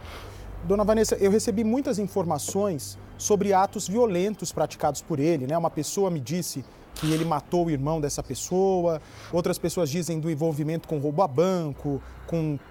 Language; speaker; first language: Portuguese; native; Portuguese